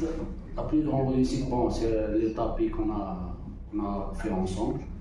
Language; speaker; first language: French; non-native, local second language; Arabic